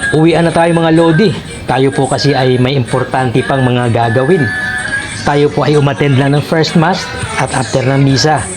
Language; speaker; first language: Filipino; non-native, local second language; Hiligaynon